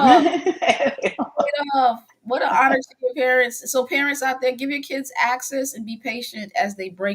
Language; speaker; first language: English; native; English